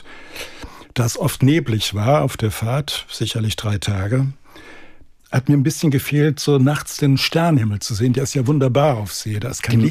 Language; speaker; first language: German; native; German